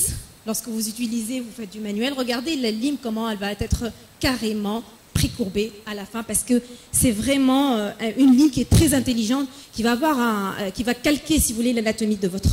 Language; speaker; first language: French; non-native, local second language; Arabic